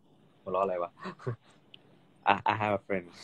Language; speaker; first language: English; non-native, learner; Thai